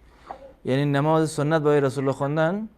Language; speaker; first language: Persian; native; Persian